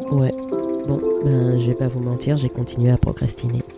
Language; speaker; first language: French; native; French